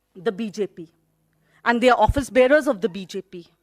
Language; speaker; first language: English; non-native, local second language; Hindi